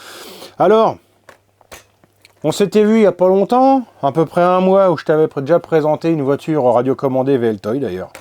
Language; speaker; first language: French; native; French